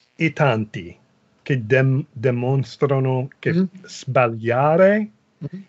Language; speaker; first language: Italian; non-native, fluent; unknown